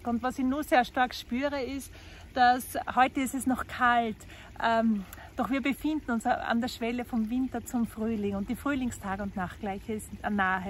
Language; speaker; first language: German; native; German